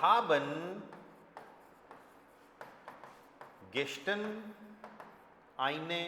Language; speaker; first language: German; non-native, fluent; Hindi